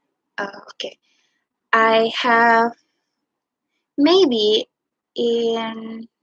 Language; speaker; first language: English; non-native, learner; Indonesian